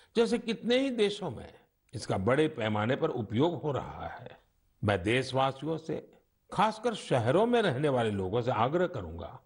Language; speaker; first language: Hindi; non-native, local second language; Gujarati